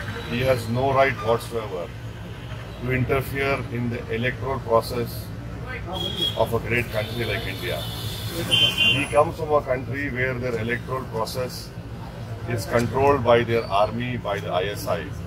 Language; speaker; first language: English; non-native, local second language; Urdu